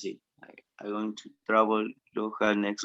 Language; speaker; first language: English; non-native, learner; Spanish